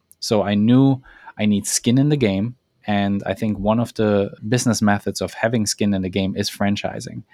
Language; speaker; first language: English; non-native, fluent; German